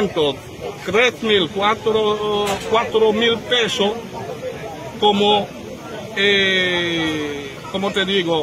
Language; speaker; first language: Spanish; non-native, fluent; Haitian Creole